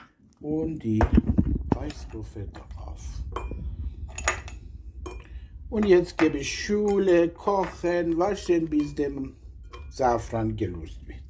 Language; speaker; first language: German; non-native, learner; Persian